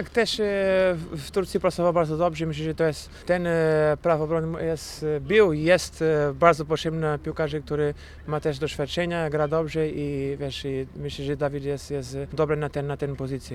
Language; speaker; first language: Polish; non-native, fluent; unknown